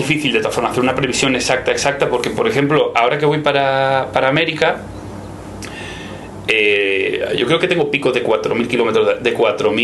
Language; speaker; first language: Spanish; native; Spanish